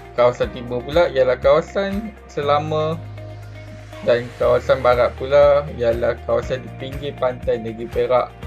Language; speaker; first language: Malay; native; Malay